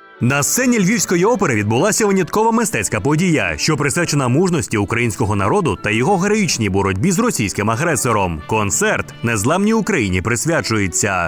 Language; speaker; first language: Ukrainian; native; Ukrainian